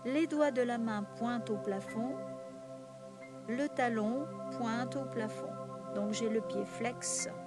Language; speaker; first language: French; native; French